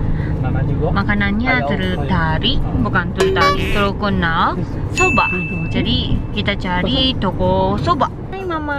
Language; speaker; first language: Indonesian; non-native, learner; Japanese